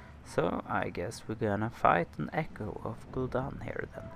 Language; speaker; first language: English; non-native, fluent; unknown